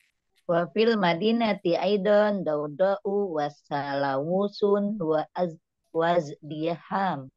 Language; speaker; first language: Arabic; non-native, learner; Indonesian